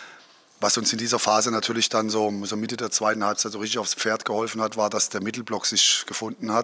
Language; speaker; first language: German; native; German